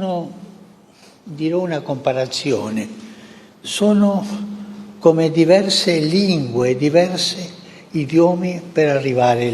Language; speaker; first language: Italian; non-native, fluent; Spanish